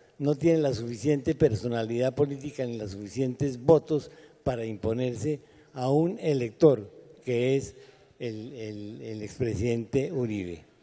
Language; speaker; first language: Spanish; native; Spanish